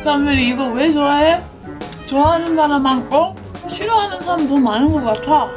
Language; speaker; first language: Korean; non-native, fluent; English